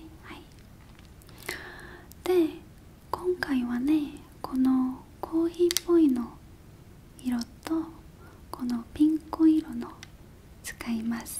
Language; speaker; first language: Japanese; non-native, fluent; Korean